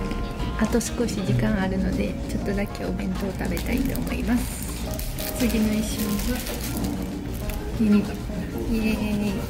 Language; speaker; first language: Japanese; native; Japanese